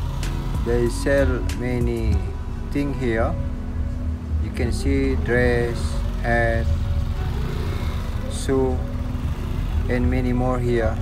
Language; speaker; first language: English; non-native, learner; Indonesian